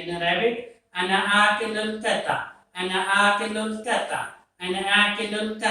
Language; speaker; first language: Arabic; non-native, learner; Urdu